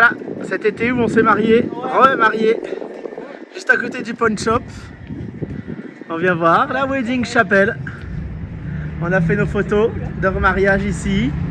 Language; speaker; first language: French; native; French